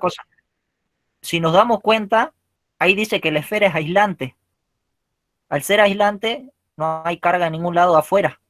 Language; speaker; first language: Spanish; native; Spanish